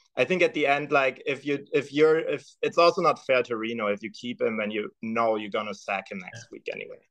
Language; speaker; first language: English; non-native, fluent; German